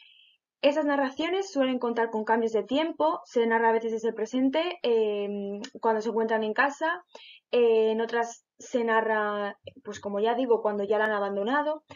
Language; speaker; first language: Spanish; native; Spanish